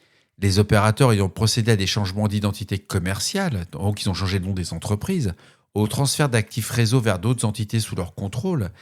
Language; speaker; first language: French; native; French